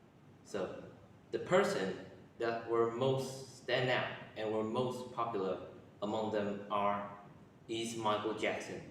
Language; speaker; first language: English; non-native, learner; Vietnamese